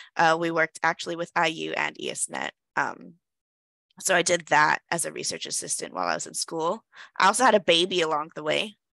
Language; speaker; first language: English; native; English